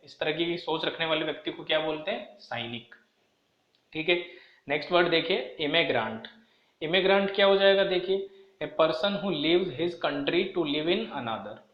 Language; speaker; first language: Hindi; native; Hindi